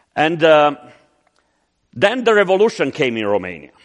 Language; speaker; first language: English; non-native, fluent; Romanian